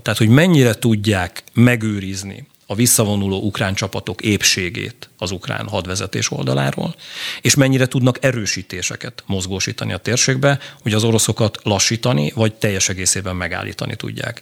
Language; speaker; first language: Hungarian; native; Hungarian